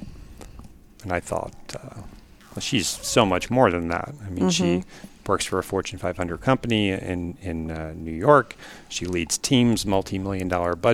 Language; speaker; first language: English; native; English